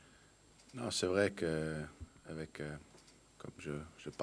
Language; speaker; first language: French; non-native, fluent; Danish